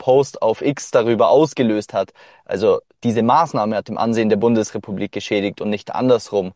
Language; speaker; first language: German; native; German